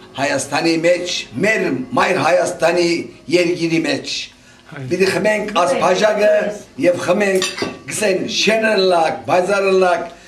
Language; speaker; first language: Armenian; early bilingual, heritage; Armenian